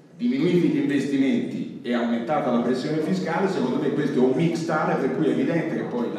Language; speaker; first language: Italian; native; Italian